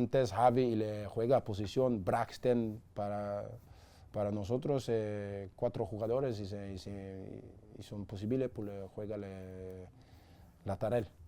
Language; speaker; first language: Spanish; non-native, learner; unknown